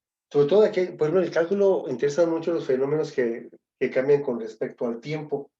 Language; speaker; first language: Spanish; native; Spanish